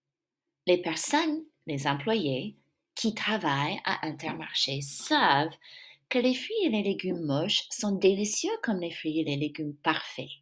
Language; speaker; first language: French; non-native, fluent; English